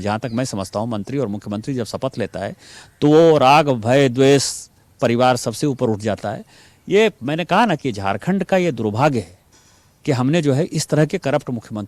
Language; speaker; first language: Hindi; native; Hindi